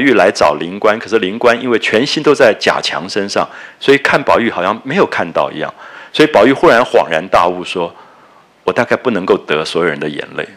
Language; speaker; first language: Chinese; native; Chinese